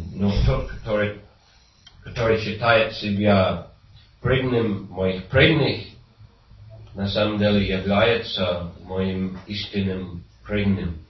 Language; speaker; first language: Russian; non-native, fluent; English